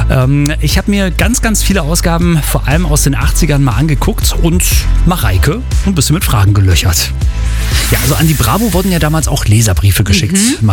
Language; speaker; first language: German; native; German